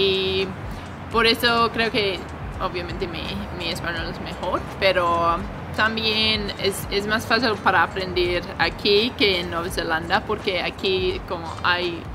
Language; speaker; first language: Spanish; non-native, learner; English